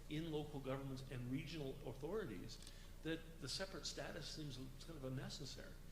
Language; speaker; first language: English; native; English